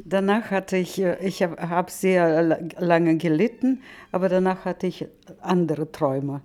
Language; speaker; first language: German; non-native, fluent; Russian